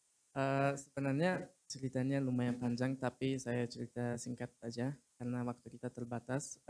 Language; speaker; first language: Indonesian; non-native, fluent; Uzbek